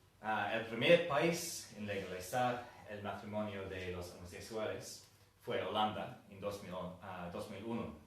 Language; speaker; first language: Spanish; non-native, fluent; English